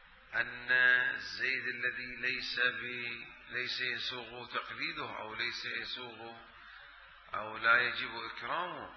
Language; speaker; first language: Arabic; native; Arabic